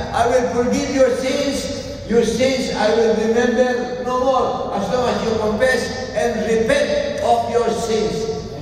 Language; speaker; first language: English; non-native, local second language; Filipino